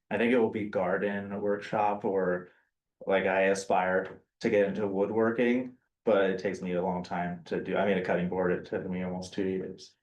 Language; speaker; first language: English; native; English